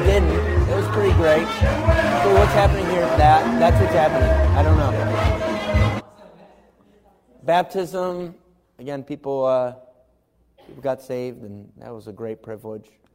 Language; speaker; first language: English; native; English